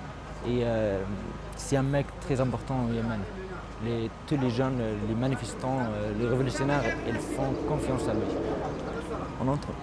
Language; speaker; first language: French; non-native, fluent; Arabic